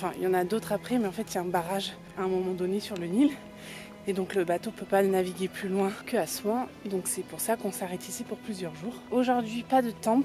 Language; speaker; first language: French; native; French